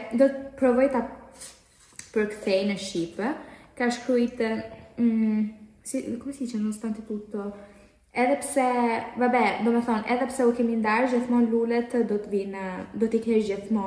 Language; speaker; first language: Albanian; early bilingual, heritage; Albanian